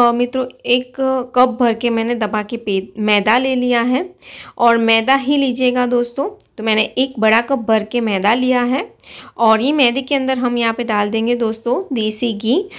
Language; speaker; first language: Hindi; non-native, local second language; Gujarati